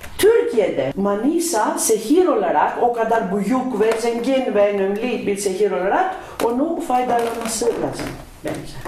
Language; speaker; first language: Turkish; non-native, learner; Greek